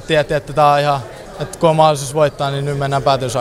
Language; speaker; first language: Finnish; native; Finnish